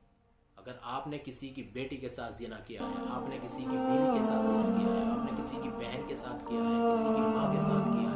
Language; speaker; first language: Urdu; native; Urdu